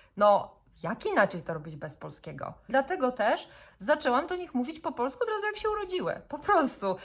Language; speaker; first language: Polish; native; Polish